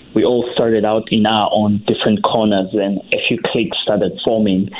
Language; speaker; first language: English; early bilingual, other home language; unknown